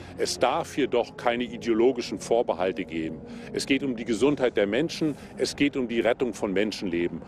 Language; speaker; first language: German; native; German